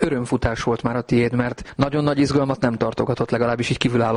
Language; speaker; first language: Hungarian; native; Hungarian